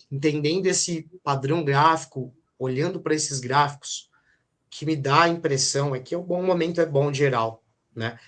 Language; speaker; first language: Portuguese; native; Portuguese